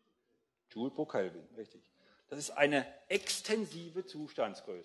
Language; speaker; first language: German; native; German